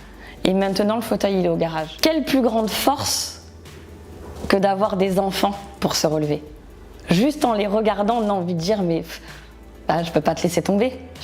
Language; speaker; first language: French; native; French